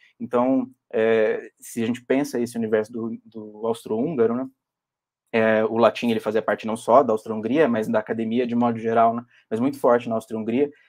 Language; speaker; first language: Portuguese; native; Portuguese